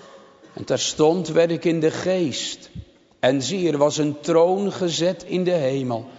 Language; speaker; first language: Dutch; native; Dutch